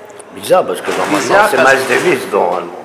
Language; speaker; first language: French; native; French